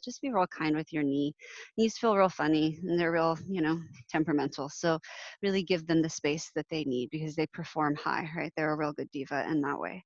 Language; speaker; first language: English; native; English